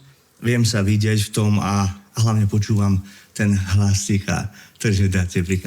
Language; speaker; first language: Slovak; native; Slovak